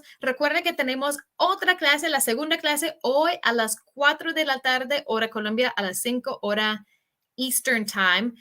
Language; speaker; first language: Spanish; non-native, fluent; English